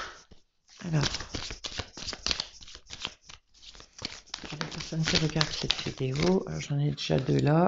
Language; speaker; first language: French; native; French